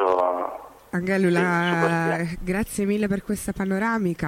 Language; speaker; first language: Italian; native; Italian